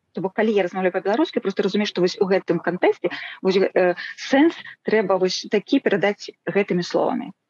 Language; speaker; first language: Belarusian; non-native, local second language; Russian